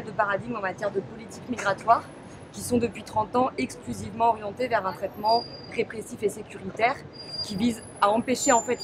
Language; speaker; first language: French; native; French